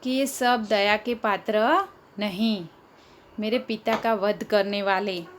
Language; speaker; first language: Hindi; non-native, local second language; Gujarati